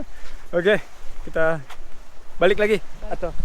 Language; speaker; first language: Indonesian; early bilingual, heritage; Indonesian